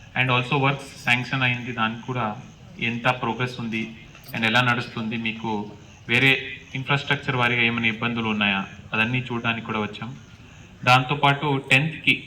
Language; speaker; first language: Telugu; non-native, fluent; Marathi